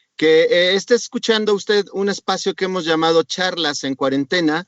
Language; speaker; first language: Spanish; native; Spanish